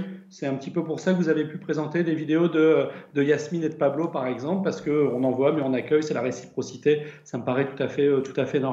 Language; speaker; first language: French; native; French